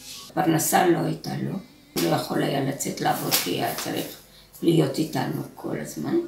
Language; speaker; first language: Hebrew; early bilingual, other home language; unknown